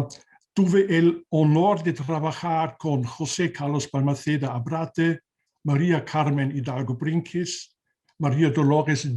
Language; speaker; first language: Spanish; non-native, learner; German